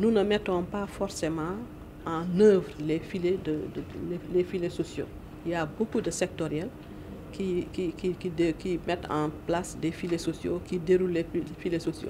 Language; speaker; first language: French; non-native, local second language; Wolof